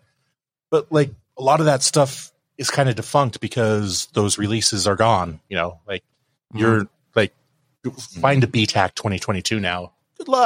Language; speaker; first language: English; native; English